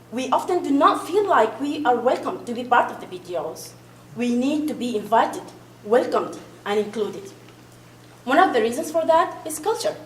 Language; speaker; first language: English; non-native, fluent; Arabic